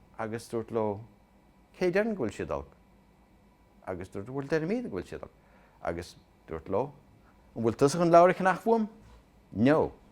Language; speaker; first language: Irish; native; Irish